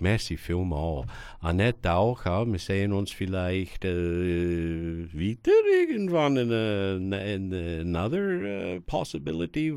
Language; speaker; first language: German; non-native, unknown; English